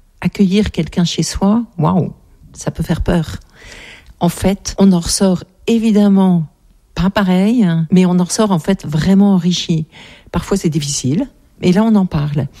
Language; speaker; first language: French; native; French